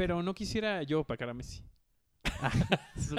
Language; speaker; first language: Spanish; native; Spanish